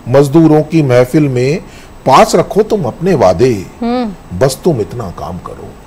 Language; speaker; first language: Hindi; native; Hindi